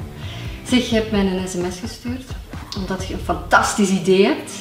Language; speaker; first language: Dutch; native; Dutch